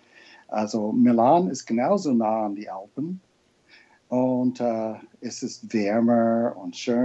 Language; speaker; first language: German; non-native, fluent; English